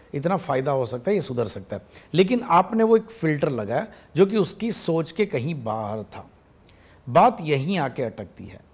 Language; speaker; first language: Hindi; non-native, local second language; Gujarati